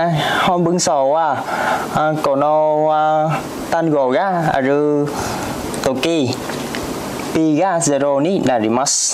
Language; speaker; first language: Japanese; non-native, learner; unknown